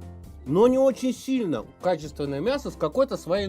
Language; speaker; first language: Russian; native; Russian